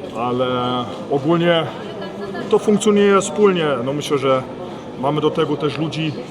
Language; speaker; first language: Polish; early bilingual, heritage; Polish